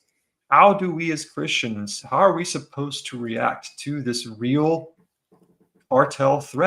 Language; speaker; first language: English; native; English